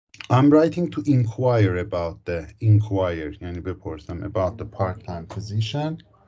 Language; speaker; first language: English; non-native, fluent; Azerbaijani